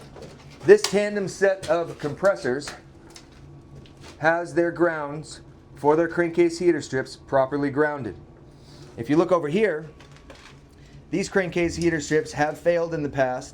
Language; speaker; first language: English; native; English